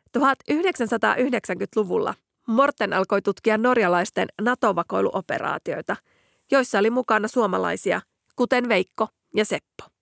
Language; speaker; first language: Finnish; native; Finnish